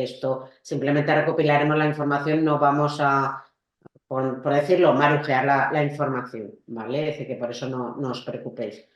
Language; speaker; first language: Spanish; native; Spanish